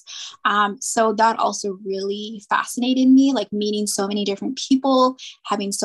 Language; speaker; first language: English; native; English